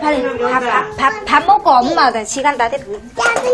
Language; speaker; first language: Korean; non-native, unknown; Vietnamese